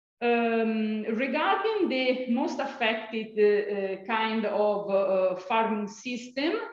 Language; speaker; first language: English; non-native, fluent; Italian